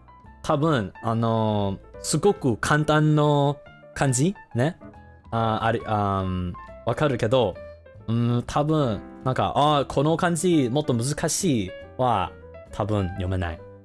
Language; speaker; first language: Japanese; non-native, learner; English